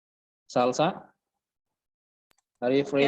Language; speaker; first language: English; non-native, fluent; Indonesian